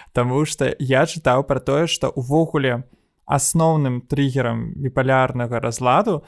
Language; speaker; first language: Belarusian; native; Belarusian